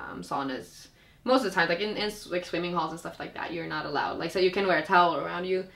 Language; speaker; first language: English; non-native, fluent; Finnish